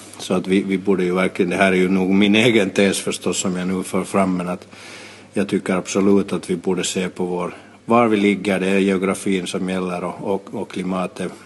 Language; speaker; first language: Swedish; native; Swedish